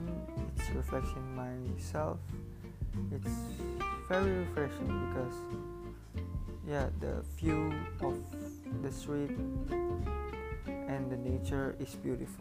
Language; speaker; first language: English; non-native, learner; Indonesian